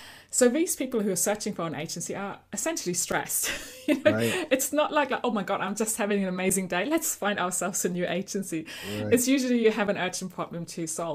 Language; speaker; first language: English; non-native, fluent; German